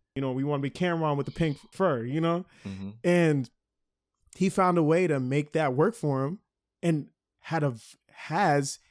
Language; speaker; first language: English; early bilingual, other home language; Haitian Creole